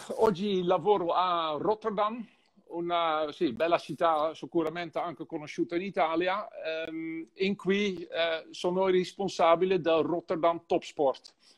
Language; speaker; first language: Italian; non-native, fluent; Dutch